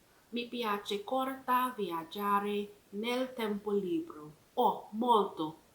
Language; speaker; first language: Italian; non-native, learner; English